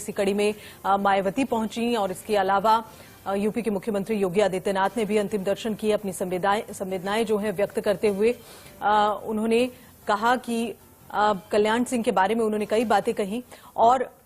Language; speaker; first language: Hindi; native; Hindi